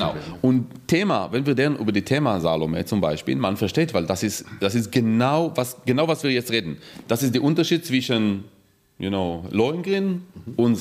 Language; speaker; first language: German; non-native, fluent; Hebrew